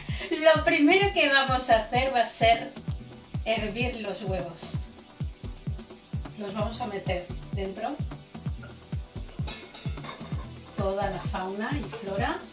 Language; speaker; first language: Spanish; native; Spanish